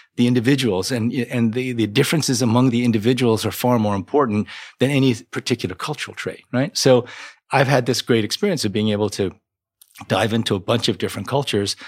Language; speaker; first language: English; native; English